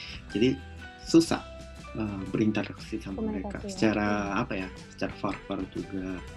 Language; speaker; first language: Indonesian; non-native, local second language; Japanese